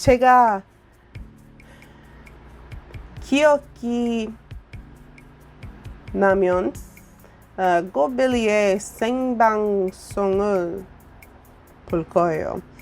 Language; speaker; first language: Korean; non-native, learner; English